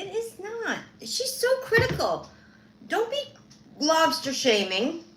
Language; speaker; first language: English; native; English